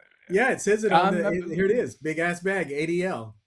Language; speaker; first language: English; native; English